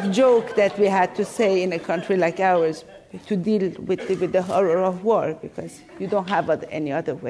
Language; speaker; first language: English; non-native, fluent; Persian